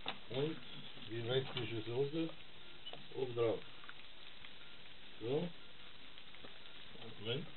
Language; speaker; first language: German; non-native, fluent; Italian